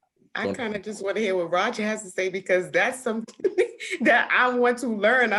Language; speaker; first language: English; native; English